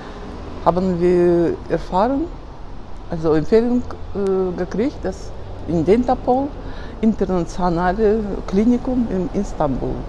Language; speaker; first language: German; non-native, fluent; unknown